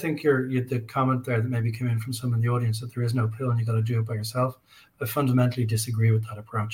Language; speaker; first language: English; native; English